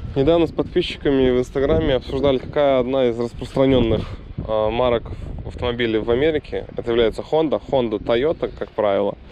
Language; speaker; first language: Russian; native; Russian